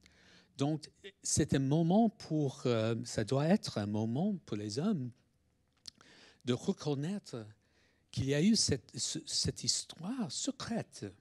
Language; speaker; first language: French; non-native, fluent; English